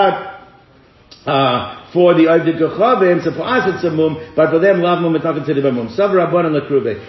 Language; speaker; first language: English; native; English